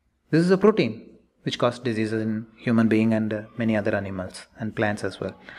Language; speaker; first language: English; non-native, local second language; Tamil